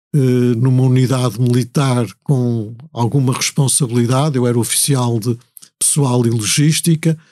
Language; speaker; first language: Portuguese; native; Portuguese